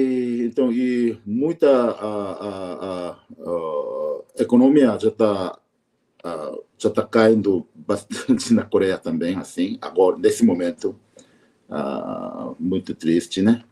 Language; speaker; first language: Portuguese; non-native, learner; Korean